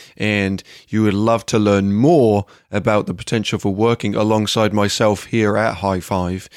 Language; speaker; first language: English; native; English